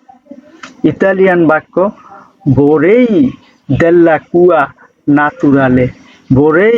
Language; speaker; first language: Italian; non-native, learner; Bangla